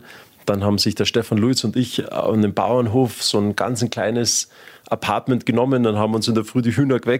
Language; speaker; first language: German; native; German